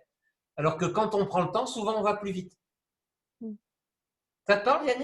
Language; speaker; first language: French; native; French